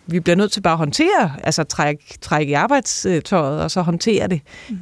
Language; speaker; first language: Danish; native; Danish